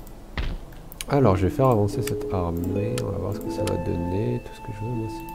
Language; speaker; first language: French; native; French